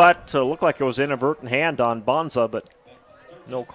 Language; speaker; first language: English; native; English